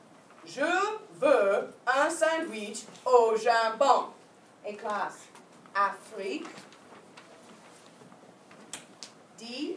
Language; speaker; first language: French; non-native, fluent; English